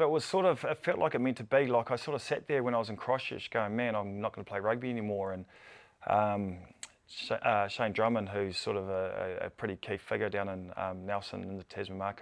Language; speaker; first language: English; native; English